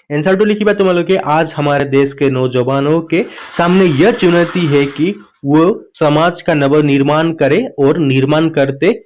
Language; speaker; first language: Hindi; non-native, local second language; Assamese